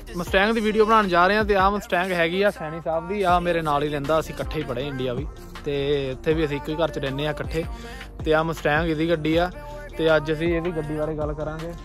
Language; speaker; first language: Punjabi; native; Punjabi